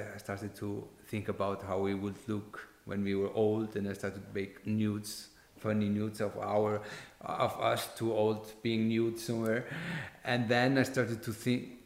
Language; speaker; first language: English; non-native, fluent; Icelandic